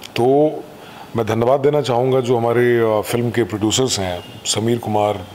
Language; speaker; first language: Hindi; native; Hindi